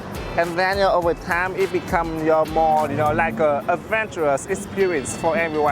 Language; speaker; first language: English; non-native, fluent; Vietnamese